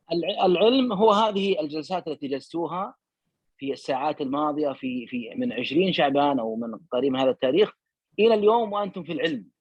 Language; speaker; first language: Arabic; native; Arabic